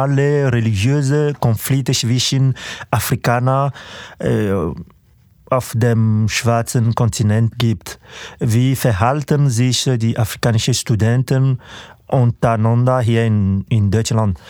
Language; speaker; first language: German; non-native, fluent; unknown